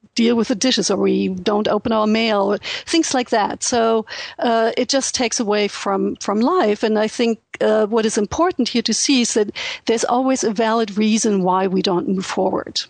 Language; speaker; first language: English; non-native, fluent; German